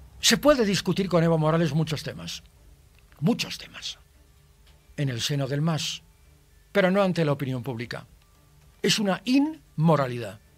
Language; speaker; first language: Spanish; native; Spanish